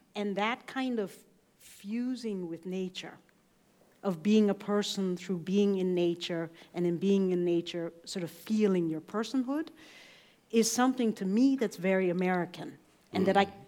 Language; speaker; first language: English; native; English